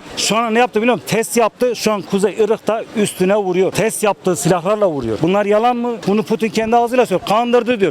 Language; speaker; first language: Turkish; non-native, local second language; Kurdish